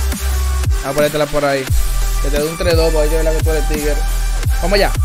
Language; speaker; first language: Spanish; native; Spanish